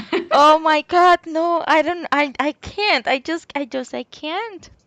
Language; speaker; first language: English; non-native, local second language; Spanish